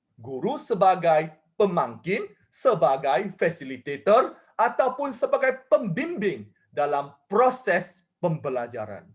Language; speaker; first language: Malay; non-native, local second language; Chinese